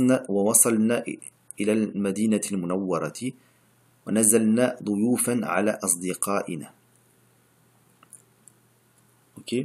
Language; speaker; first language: Arabic; non-native, fluent; French